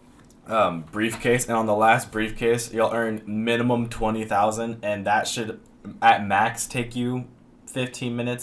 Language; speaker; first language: English; native; English